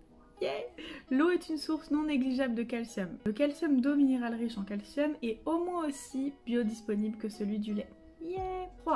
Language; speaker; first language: French; native; French